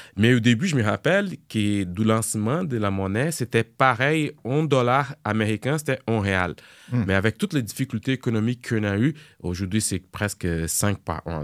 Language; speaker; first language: French; non-native, fluent; Portuguese